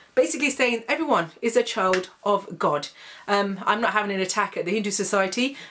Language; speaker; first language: English; native; English